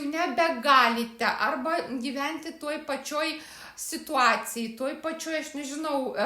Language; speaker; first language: Lithuanian; native; Lithuanian